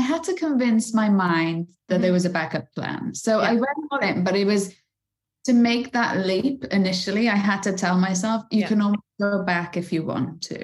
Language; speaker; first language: English; native; English